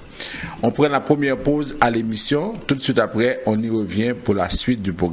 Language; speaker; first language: French; native; French